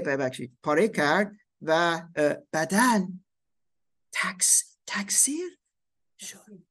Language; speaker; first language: Persian; non-native, learner; German